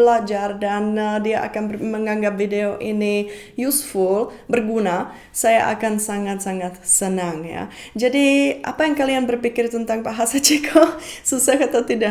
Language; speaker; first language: Indonesian; non-native, fluent; Czech